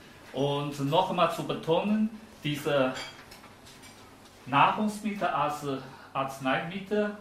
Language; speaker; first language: German; non-native, fluent; Chinese